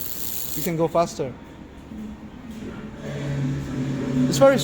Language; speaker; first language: English; non-native, learner; Chinese